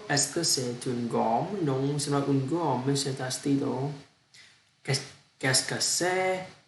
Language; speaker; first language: French; non-native, learner; Vietnamese